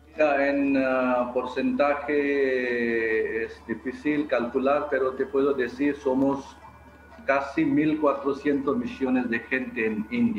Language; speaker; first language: Spanish; non-native, fluent; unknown